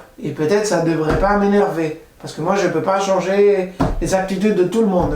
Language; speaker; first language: French; non-native, fluent; Spanish